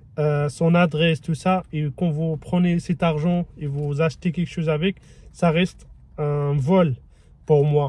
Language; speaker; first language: French; non-native, fluent; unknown